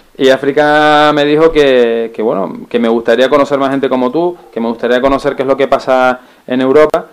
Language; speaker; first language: Spanish; native; Spanish